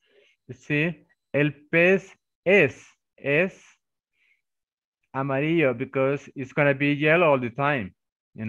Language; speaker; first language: English; non-native, fluent; Spanish